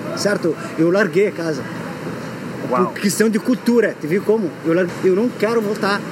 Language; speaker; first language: Portuguese; non-native, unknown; Arabic